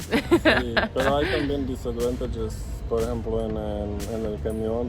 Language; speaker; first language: Spanish; non-native, fluent; Russian